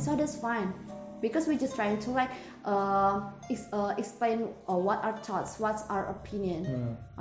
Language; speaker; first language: English; non-native, learner; Indonesian